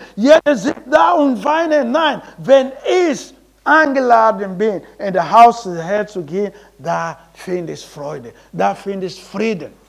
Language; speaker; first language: German; non-native, learner; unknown